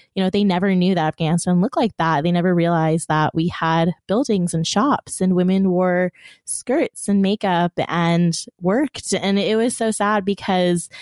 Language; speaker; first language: English; early bilingual, other home language; Persian